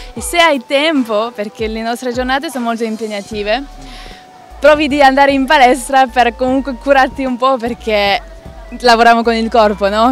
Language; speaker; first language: Italian; non-native, fluent; Swedish